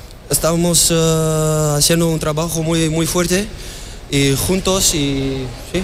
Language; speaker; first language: Spanish; non-native, learner; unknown